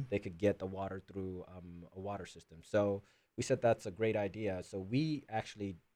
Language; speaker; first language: English; early bilingual, other home language; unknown